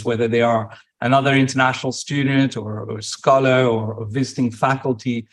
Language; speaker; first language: English; non-native, fluent; Morisyen